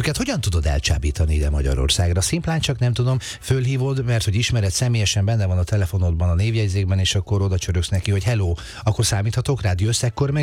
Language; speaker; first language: Hungarian; native; Hungarian